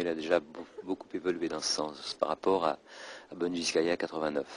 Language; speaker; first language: French; native; French